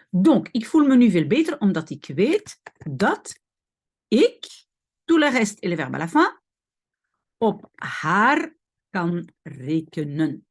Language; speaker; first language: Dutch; non-native, fluent; French